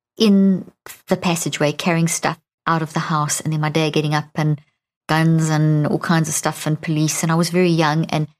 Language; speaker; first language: English; native; English